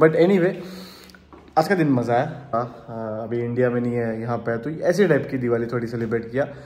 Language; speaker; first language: Hindi; non-native, local second language; Marathi